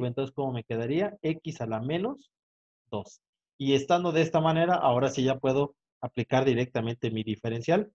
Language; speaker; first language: Spanish; native; Spanish